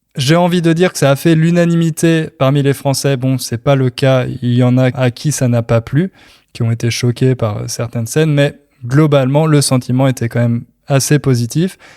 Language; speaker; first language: French; native; French